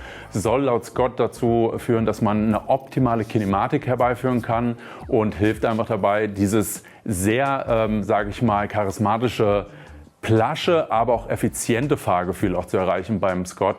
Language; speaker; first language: German; native; German